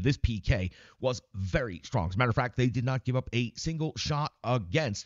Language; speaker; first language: English; native; English